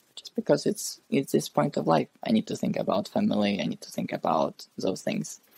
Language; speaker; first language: English; non-native, fluent; Russian